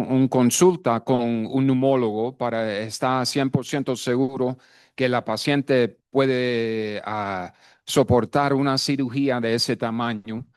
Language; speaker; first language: Spanish; non-native, fluent; English